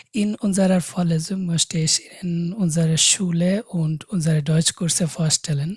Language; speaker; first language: German; non-native, fluent; Bangla